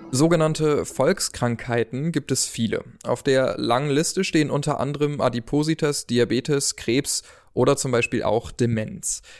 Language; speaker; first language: German; native; German